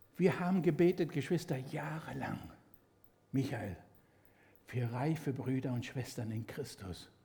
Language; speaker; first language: German; non-native, fluent; Spanish